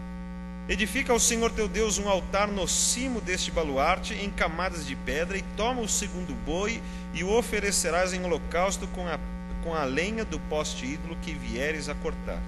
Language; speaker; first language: Portuguese; native; Portuguese